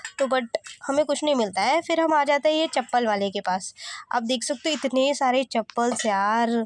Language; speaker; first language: Hindi; native; Hindi